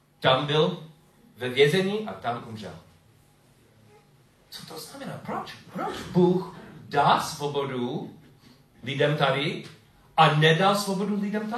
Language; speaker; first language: Czech; non-native, learner; English